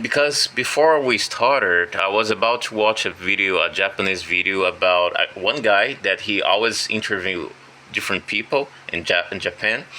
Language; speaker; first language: English; non-native, fluent; Portuguese